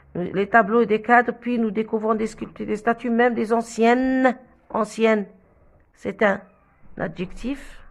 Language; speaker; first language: French; non-native, local second language; Arabic